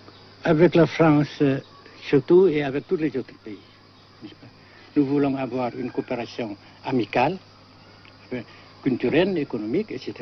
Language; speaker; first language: French; non-native, fluent; Vietnamese